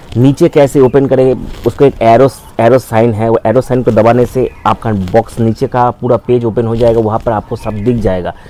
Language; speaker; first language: Hindi; non-native, local second language; Bangla